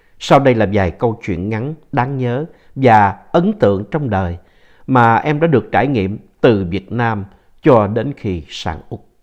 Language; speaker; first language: Vietnamese; native; Vietnamese